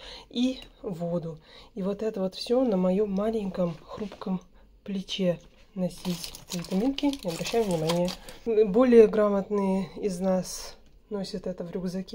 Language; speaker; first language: Russian; native; Russian